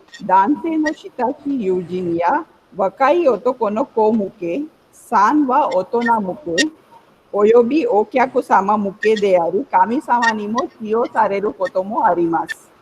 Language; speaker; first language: Japanese; non-native, fluent; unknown